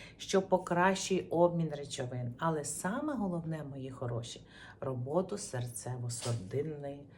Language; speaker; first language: Ukrainian; native; Ukrainian